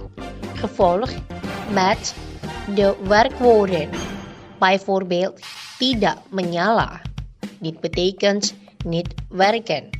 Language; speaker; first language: Dutch; non-native, learner; Indonesian